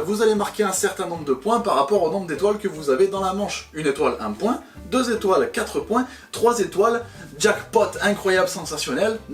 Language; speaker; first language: French; native; French